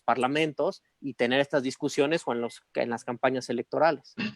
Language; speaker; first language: Spanish; native; Spanish